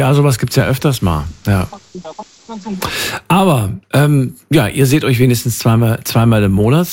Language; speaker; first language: German; native; German